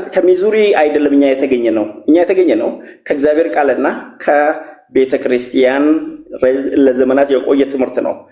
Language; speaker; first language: Amharic; non-native, local second language; Oromo